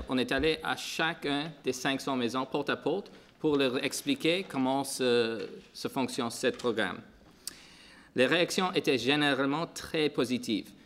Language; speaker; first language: French; non-native, local second language; English